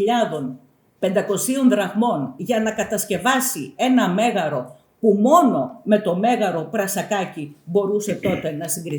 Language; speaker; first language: Greek; native; Greek